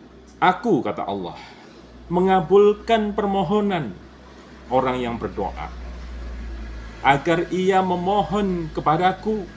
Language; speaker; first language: Indonesian; native; Indonesian